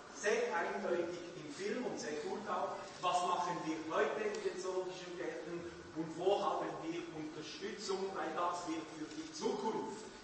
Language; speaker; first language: German; non-native, local second language; French